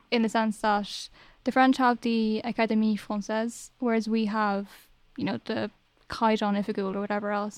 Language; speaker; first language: English; native; English